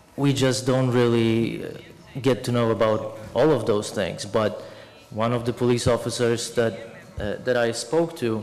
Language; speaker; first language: English; non-native, fluent; Polish